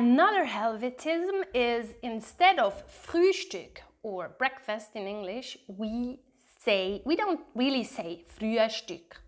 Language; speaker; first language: English; non-native, fluent; Swiss German